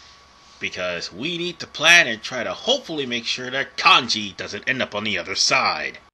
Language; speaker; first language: English; native; English